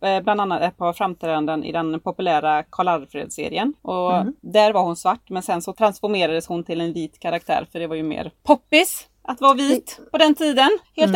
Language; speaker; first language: Swedish; native; Swedish